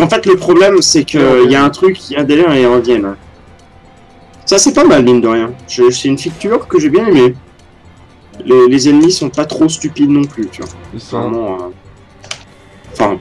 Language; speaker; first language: French; native; French